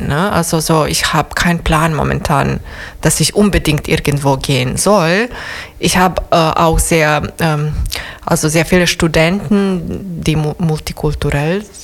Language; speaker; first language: German; non-native, fluent; Serbian